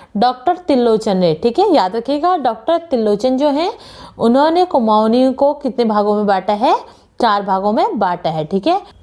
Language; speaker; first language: Hindi; native; Hindi